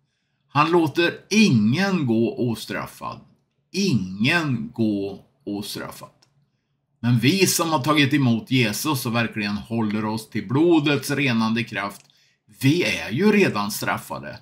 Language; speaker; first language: Swedish; native; Swedish